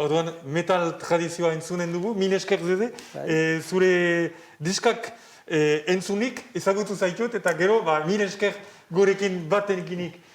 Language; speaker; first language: Basque; native; Basque